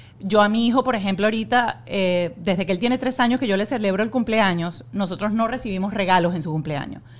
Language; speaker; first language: Spanish; native; Spanish